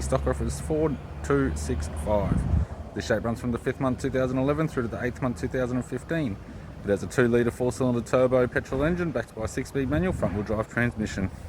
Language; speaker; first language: English; native; English